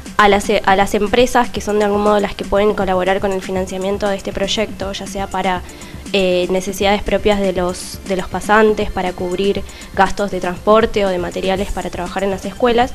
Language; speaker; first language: Spanish; native; Spanish